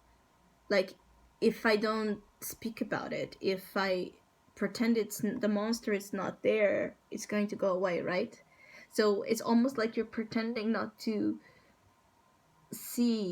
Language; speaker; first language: English; non-native, fluent; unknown